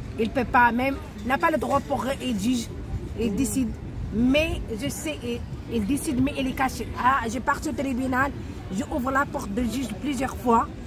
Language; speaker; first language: French; non-native, learner; Arabic